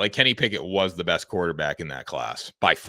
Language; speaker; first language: English; native; English